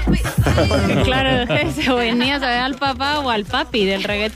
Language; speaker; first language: Spanish; native; Spanish